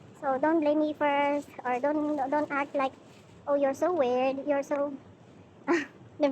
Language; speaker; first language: English; non-native, learner; Filipino